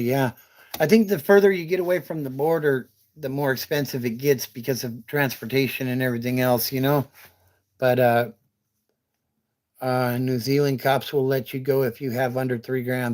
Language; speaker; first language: English; native; English